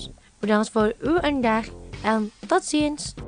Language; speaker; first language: Dutch; non-native, fluent; Indonesian